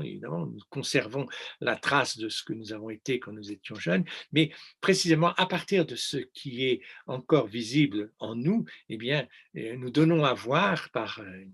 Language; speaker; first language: French; native; French